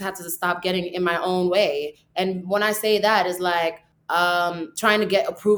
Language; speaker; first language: English; early bilingual, other home language; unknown